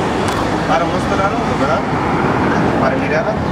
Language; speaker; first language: Spanish; non-native, fluent; English